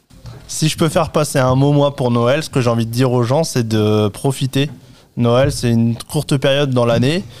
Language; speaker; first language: French; native; French